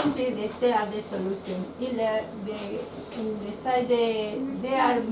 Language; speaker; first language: English; non-native, learner; Spanish